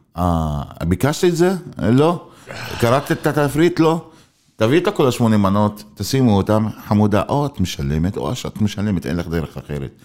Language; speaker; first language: Hebrew; non-native, local second language; Arabic